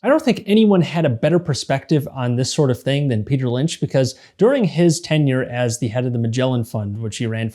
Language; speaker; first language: English; native; English